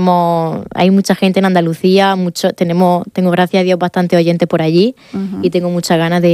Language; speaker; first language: Spanish; native; Spanish